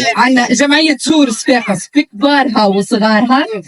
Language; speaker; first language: Arabic; native; Arabic